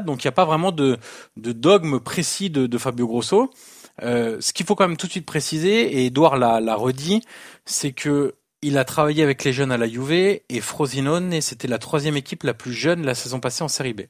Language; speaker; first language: French; native; French